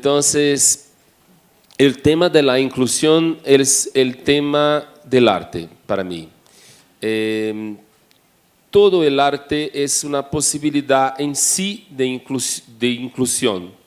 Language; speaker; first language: Spanish; non-native, fluent; Portuguese